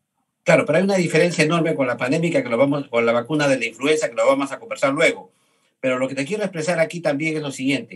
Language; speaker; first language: Spanish; native; Spanish